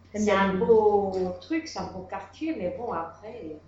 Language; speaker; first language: French; native; French